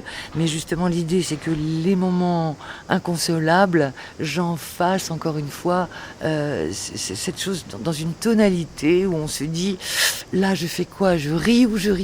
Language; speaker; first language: French; native; French